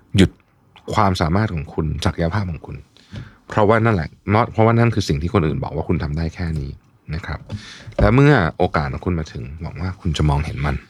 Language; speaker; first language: Thai; native; Thai